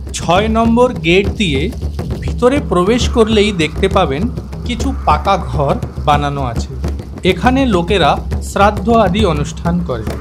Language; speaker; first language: Bangla; non-native, fluent; Hindi